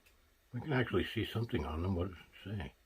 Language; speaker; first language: English; native; English